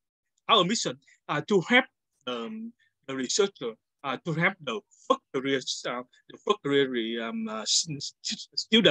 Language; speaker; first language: English; non-native, learner; Vietnamese